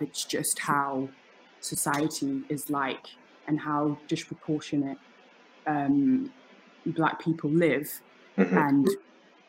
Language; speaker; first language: English; native; English